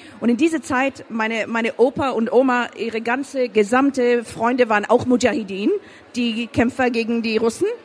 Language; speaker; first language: German; non-native, fluent; Persian